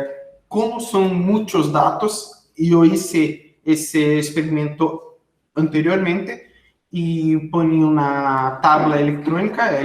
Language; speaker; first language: Spanish; non-native, fluent; Portuguese